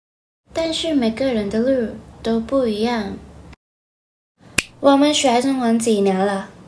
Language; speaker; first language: Chinese; non-native, learner; Thai